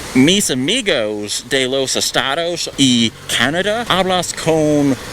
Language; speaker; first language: Spanish; non-native, learner; English